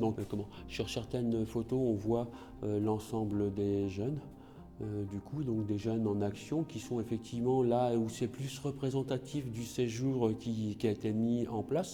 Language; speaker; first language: French; native; French